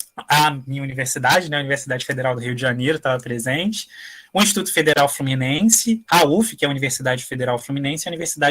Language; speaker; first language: Portuguese; native; Portuguese